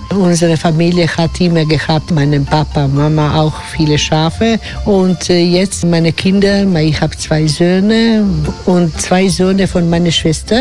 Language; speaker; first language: German; non-native, learner; Croatian